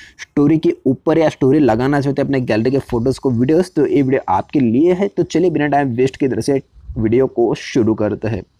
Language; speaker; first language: Hindi; native; Hindi